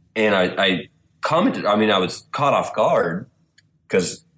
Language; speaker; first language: English; native; English